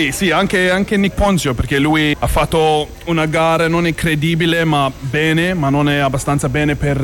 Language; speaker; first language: Italian; non-native, fluent; English